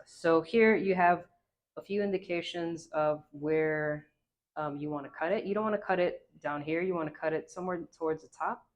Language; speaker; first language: English; native; English